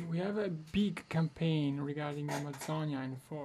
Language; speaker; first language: English; non-native, learner; Italian